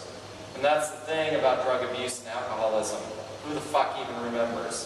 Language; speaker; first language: English; native; English